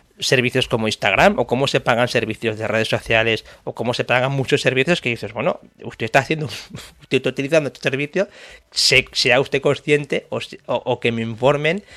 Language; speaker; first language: Spanish; native; Spanish